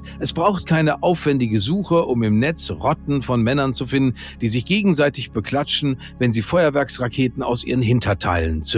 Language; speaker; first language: German; native; German